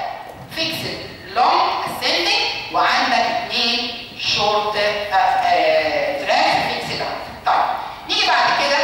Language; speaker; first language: Arabic; native; Arabic